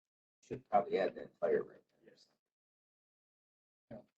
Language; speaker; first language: English; native; English